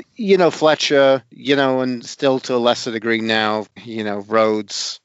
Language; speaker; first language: English; native; English